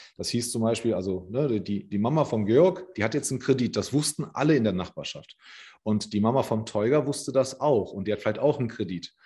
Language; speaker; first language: German; native; German